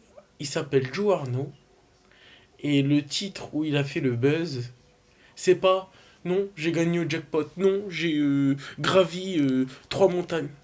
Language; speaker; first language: French; native; French